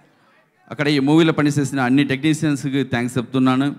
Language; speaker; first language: Telugu; non-native, learner; Tamil